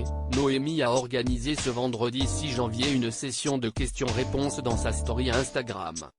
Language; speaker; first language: French; native; French